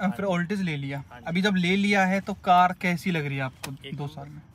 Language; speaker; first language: Hindi; native; Hindi